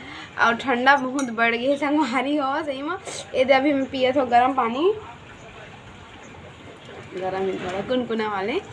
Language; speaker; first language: Hindi; non-native, local second language; Chhattisgarhi